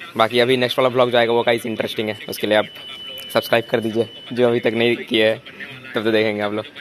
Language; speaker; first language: Hindi; native; Hindi